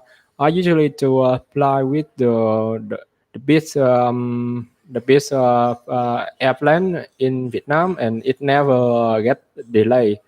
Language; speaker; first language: English; non-native, learner; Vietnamese